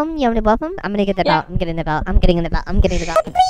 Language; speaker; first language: English; native; English